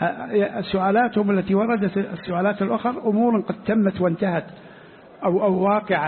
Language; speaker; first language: Arabic; native; Arabic